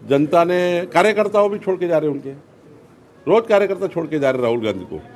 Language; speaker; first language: Hindi; non-native, local second language; Marathi